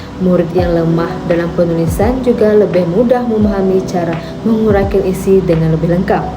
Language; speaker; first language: Malay; non-native, local second language; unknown